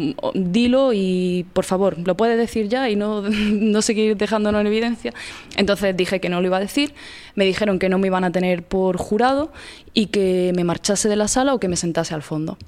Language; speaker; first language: Spanish; native; Spanish